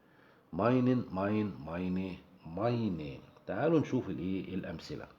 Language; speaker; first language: Arabic; native; Arabic